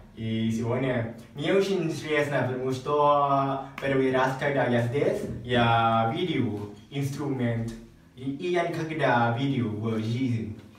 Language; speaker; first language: Russian; non-native, learner; Thai